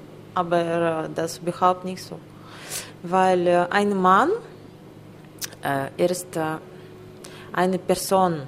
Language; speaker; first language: German; non-native, learner; Russian